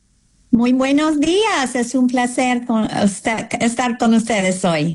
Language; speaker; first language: Spanish; non-native, fluent; English